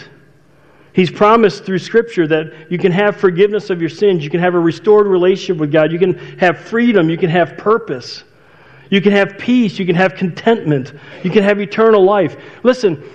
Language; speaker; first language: English; native; English